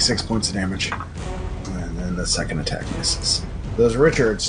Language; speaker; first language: English; native; English